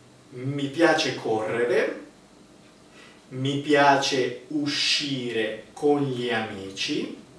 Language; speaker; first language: Italian; native; Italian